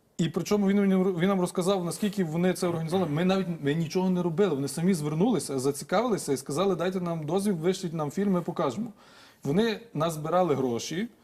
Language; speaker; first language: Ukrainian; native; Ukrainian